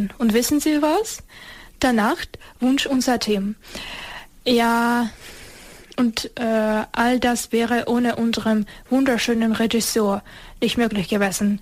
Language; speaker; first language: German; non-native, learner; Ukrainian